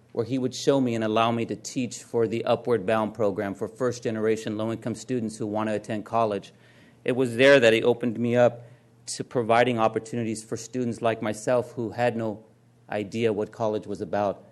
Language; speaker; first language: English; native; English